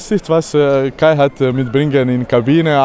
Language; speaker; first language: German; non-native, learner; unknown